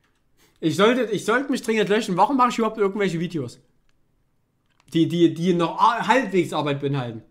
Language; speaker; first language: German; native; German